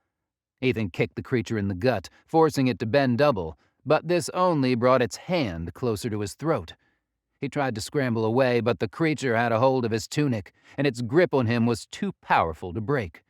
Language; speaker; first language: English; native; English